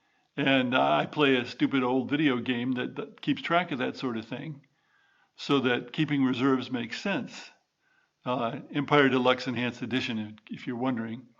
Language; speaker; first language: English; native; English